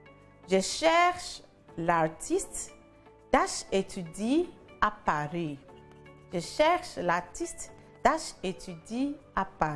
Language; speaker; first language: French; non-native, fluent; English